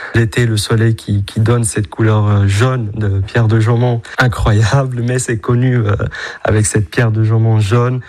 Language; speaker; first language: French; non-native, local second language; Arabic